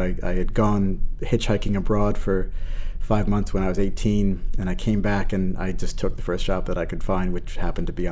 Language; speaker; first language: English; native; English